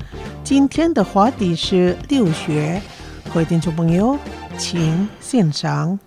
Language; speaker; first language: Chinese; non-native, fluent; Indonesian